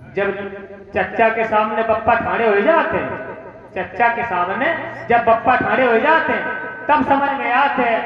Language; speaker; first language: Hindi; native; Hindi